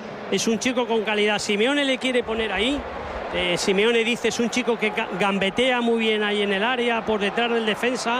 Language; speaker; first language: Spanish; native; Spanish